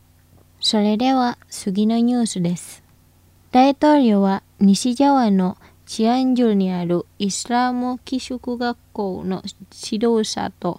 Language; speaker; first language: Japanese; non-native, fluent; Indonesian